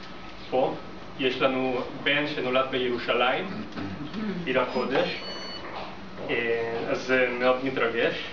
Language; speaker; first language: Hebrew; non-native, fluent; English